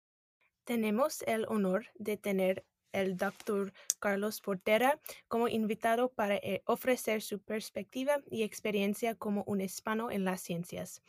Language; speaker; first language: Spanish; non-native, fluent; English